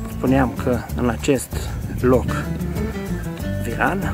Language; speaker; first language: Romanian; native; Romanian